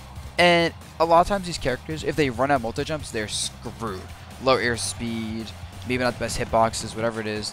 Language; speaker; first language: English; native; English